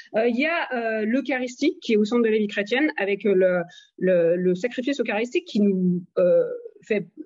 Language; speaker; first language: French; native; French